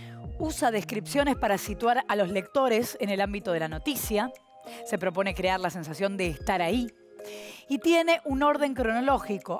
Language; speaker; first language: Spanish; native; Spanish